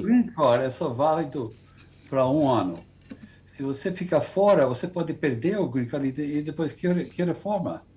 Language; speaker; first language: Portuguese; non-native, fluent; English